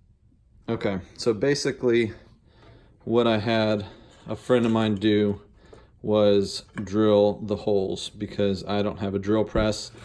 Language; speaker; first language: English; native; English